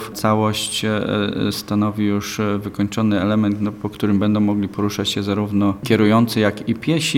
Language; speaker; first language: Polish; native; Polish